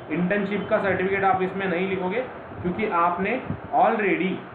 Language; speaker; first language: Hindi; non-native, local second language; Marathi